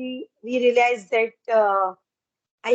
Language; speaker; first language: English; non-native, learner; Gujarati